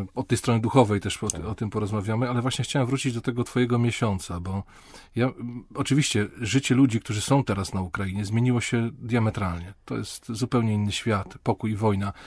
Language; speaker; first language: Polish; native; Polish